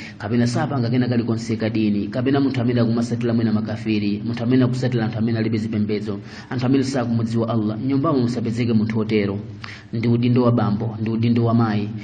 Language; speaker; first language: Nyanja; non-native, local second language; Yao